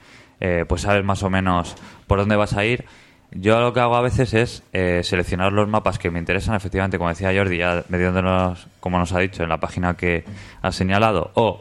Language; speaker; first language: Spanish; native; Spanish